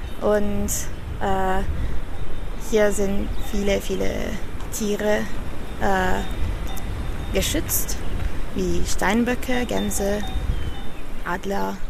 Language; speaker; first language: German; non-native, learner; Italian